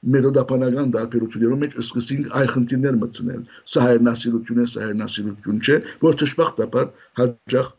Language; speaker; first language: Armenian; early bilingual, heritage; Armenian